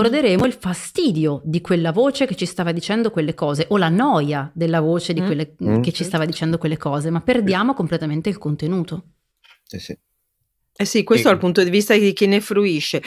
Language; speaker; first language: Italian; native; Italian